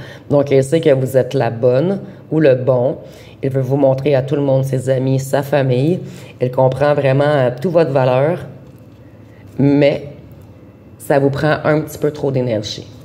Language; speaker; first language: French; native; French